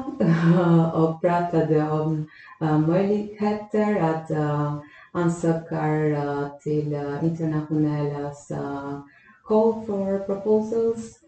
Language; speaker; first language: Swedish; non-native, fluent; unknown